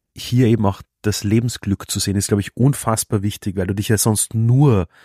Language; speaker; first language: German; native; German